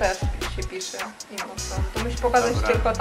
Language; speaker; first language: Polish; non-native, fluent; Ukrainian